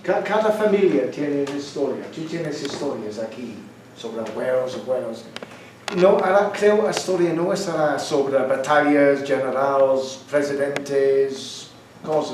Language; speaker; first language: Spanish; non-native, learner; English